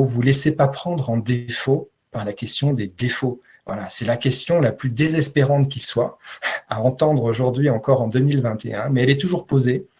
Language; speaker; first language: French; native; French